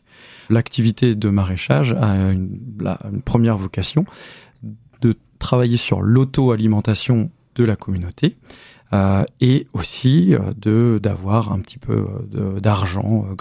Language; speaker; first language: French; native; French